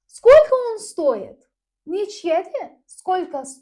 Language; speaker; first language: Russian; non-native, fluent; Azerbaijani